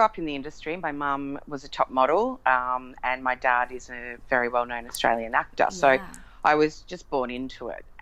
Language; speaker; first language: English; native; English